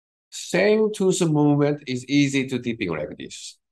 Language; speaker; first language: English; non-native, learner; Japanese